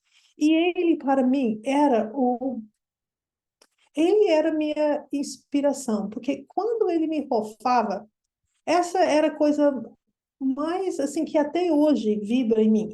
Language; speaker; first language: Portuguese; non-native, fluent; English